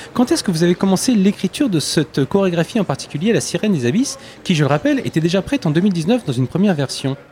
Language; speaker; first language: French; native; French